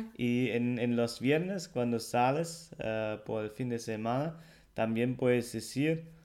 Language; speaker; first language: Spanish; non-native, fluent; German